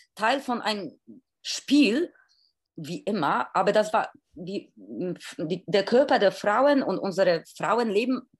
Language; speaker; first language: German; non-native, fluent; Polish